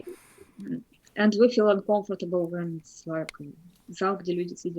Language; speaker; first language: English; non-native, fluent; Russian